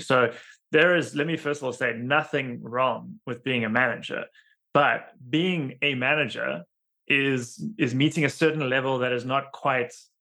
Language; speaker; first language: English; native; English